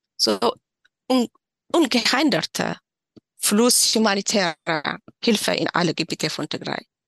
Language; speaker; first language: German; non-native, learner; Tigrinya